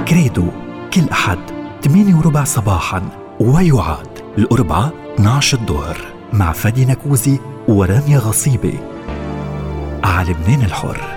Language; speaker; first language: Arabic; native; Arabic